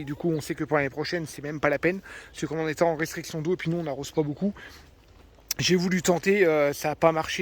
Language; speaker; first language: French; native; French